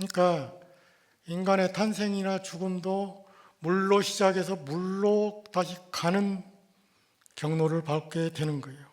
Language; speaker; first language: Korean; native; Korean